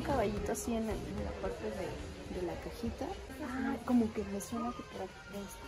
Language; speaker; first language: Spanish; native; Spanish